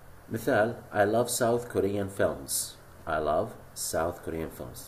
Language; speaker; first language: English; non-native, fluent; Arabic